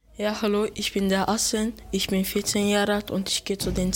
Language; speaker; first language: German; non-native, local second language; Turkish